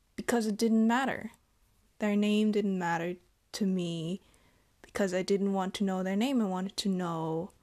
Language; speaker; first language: English; non-native, fluent; Vietnamese